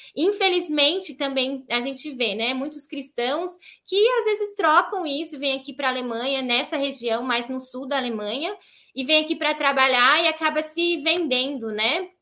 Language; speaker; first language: Portuguese; native; Portuguese